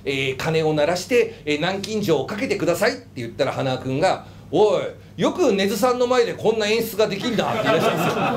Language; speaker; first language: Japanese; native; Japanese